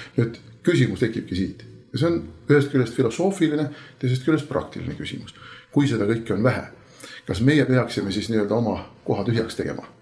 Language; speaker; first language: Estonian; native; Estonian